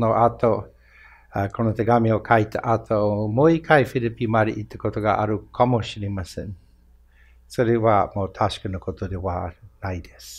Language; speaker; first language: Japanese; non-native, fluent; English